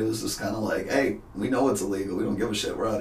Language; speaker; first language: English; native; English